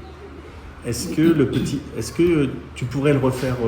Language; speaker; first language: French; native; French